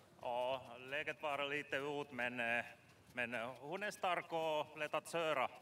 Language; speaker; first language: Swedish; non-native, learner; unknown